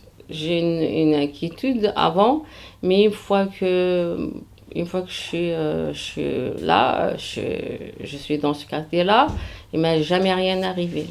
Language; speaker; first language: French; non-native, fluent; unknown